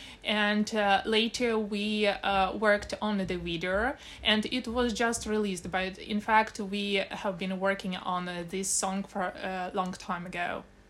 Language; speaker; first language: English; non-native, fluent; Ukrainian